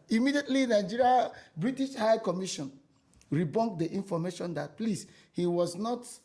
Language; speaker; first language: English; non-native, local second language; Igbo